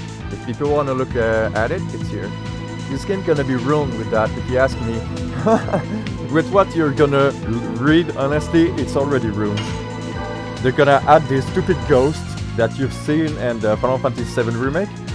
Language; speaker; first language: English; non-native, fluent; French